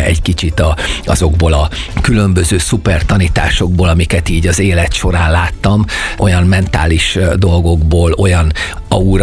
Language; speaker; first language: Hungarian; native; Hungarian